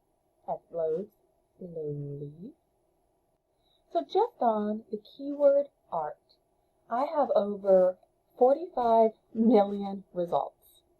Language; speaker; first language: English; native; English